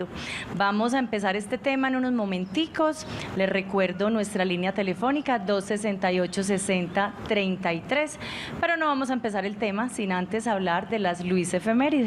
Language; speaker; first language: Spanish; native; Spanish